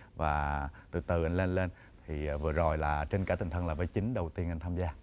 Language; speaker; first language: Vietnamese; early bilingual, heritage; Vietnamese